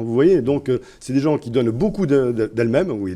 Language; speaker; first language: French; native; French